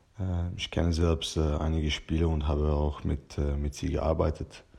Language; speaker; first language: German; non-native, fluent; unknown